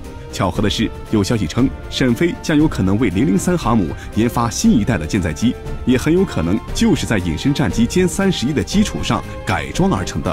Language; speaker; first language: Chinese; native; Chinese